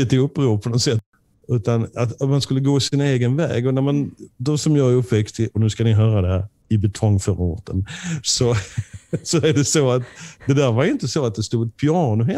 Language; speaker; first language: Swedish; native; Swedish